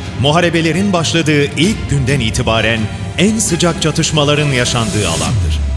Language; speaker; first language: Turkish; native; Turkish